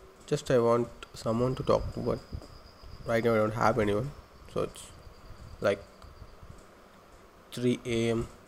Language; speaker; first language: English; non-native, local second language; Tamil